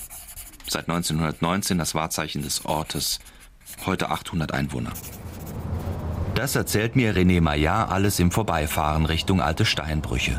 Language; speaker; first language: German; native; German